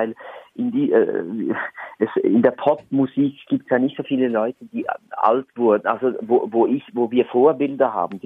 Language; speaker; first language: German; native; German